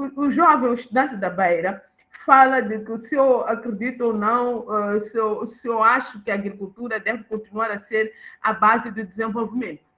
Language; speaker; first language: Portuguese; non-native, local second language; Tsonga